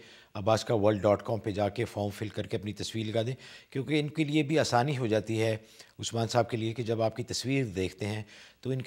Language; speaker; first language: Urdu; native; Urdu